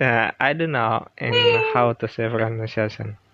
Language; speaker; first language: English; non-native, learner; Indonesian